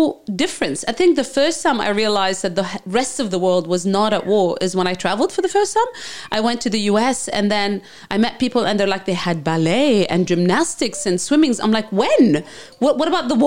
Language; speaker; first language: English; non-native, fluent; Arabic